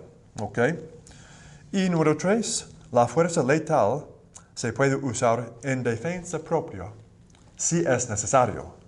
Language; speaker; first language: Spanish; non-native, fluent; English